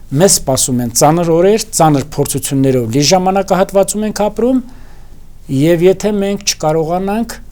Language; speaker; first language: Armenian; native; Armenian